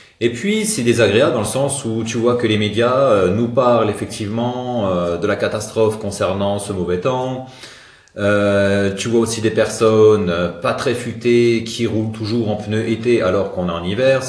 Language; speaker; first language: French; native; French